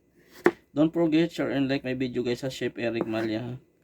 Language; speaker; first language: English; non-native, local second language; Filipino